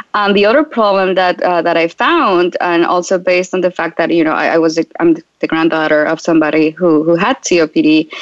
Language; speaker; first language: English; non-native, fluent; Spanish